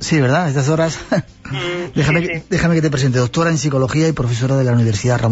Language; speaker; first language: Spanish; native; Spanish